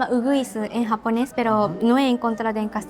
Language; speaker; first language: Spanish; non-native, learner; Japanese